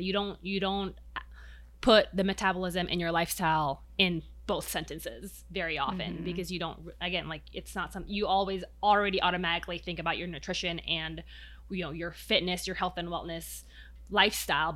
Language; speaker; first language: English; non-native, local second language; Filipino